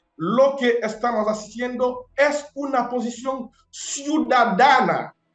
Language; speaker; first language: Spanish; non-native, fluent; Haitian Creole